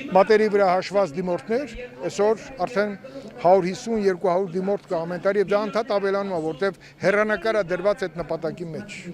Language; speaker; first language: Armenian; native; Armenian